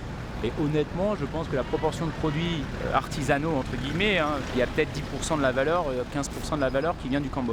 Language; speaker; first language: French; native; French